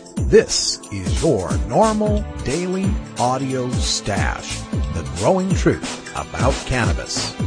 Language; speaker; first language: English; native; English